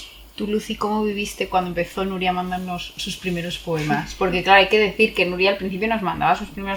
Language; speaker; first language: Spanish; native; Spanish